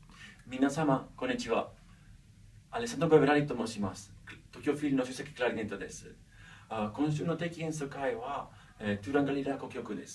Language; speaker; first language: Japanese; non-native, fluent; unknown